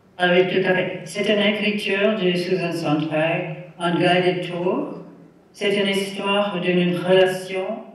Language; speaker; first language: French; non-native, fluent; English